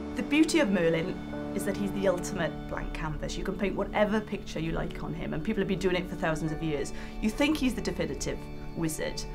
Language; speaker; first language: English; native; English